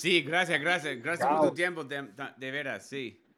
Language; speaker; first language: Spanish; non-native, learner; English